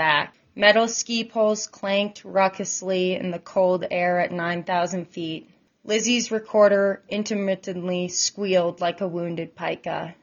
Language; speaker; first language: English; native; English